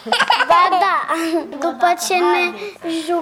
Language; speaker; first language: Romanian; native; Romanian